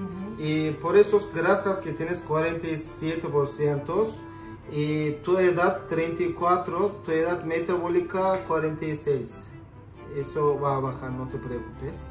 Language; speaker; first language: Spanish; non-native, fluent; Turkish